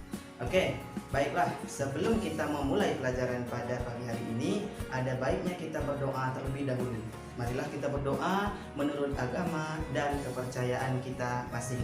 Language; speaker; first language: Indonesian; native; Indonesian